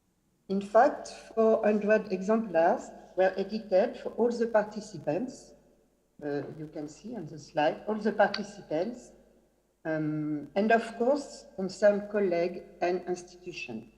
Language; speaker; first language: English; non-native, fluent; French